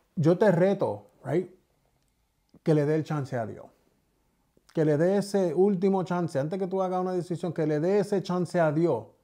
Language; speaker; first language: Spanish; early bilingual, heritage; Spanish